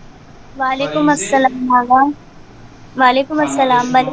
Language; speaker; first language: Persian; non-native, learner; Urdu